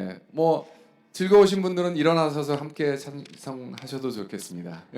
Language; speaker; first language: Korean; native; Korean